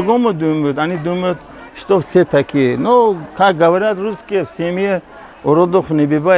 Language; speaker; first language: Russian; non-native, local second language; Tajik